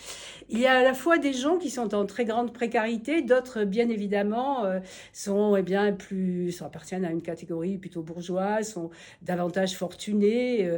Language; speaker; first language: French; native; French